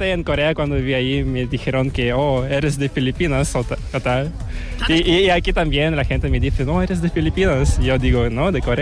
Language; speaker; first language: Spanish; non-native, fluent; Korean